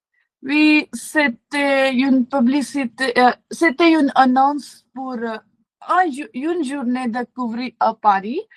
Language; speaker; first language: French; non-native, learner; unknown